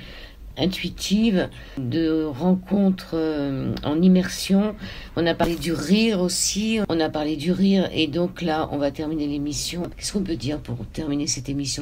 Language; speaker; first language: French; native; French